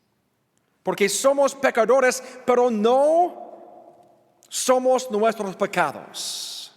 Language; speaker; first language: Spanish; non-native, learner; English